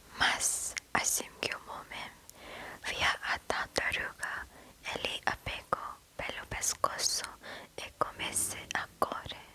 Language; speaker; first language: Portuguese; non-native, learner; English